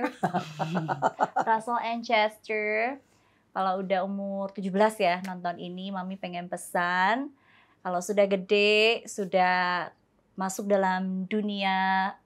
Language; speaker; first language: Indonesian; native; Indonesian